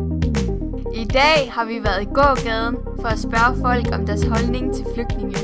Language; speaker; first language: Danish; native; Danish